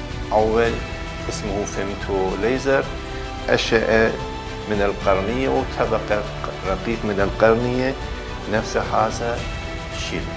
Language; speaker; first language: Arabic; non-native, learner; Persian